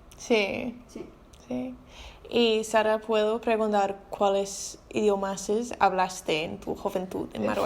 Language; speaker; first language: Spanish; non-native, learner; English